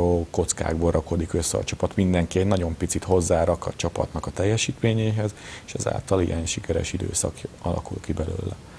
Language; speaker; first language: Hungarian; native; Hungarian